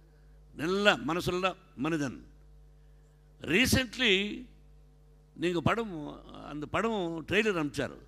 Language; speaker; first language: Tamil; non-native, local second language; Telugu